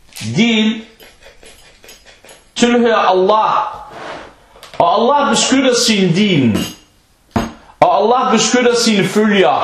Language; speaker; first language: Danish; non-native, local second language; Arabic